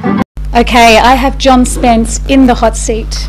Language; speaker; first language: English; native; English